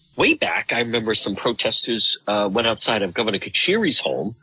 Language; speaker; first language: English; native; English